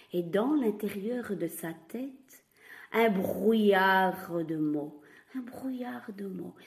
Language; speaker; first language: French; non-native, fluent; Portuguese